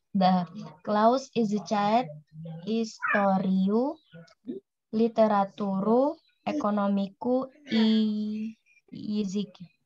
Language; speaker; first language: Russian; non-native, learner; Indonesian